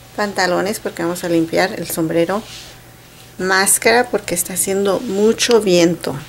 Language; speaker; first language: Spanish; early bilingual, heritage; Spanish